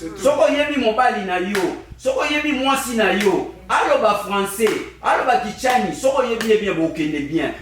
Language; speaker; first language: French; non-native, local second language; Lingala